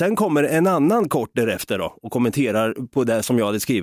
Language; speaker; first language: Swedish; native; Swedish